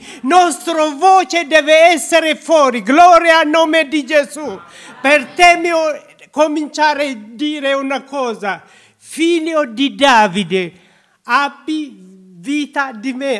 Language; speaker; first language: Italian; non-native, learner; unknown